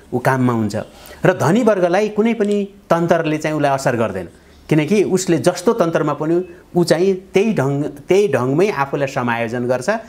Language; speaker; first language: Nepali; native; Nepali